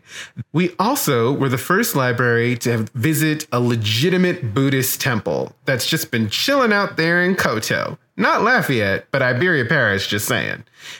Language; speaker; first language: English; native; English